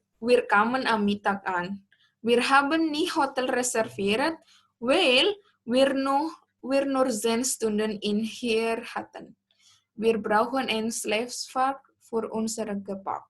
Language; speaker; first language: German; non-native, learner; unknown